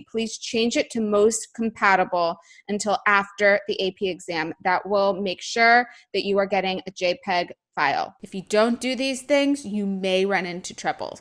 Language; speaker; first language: English; native; English